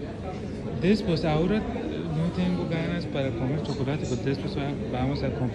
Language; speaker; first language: Spanish; non-native, learner; Persian